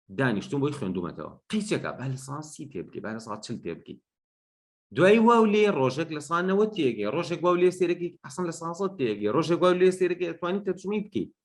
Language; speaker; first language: Central Kurdish; non-native, local second language; Gurani